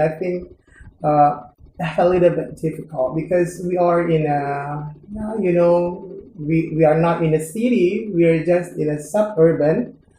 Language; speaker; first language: English; non-native, learner; Indonesian